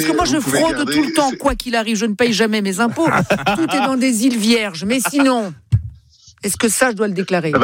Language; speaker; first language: French; native; French